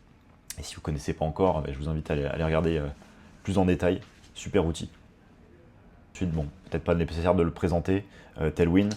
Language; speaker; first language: French; native; French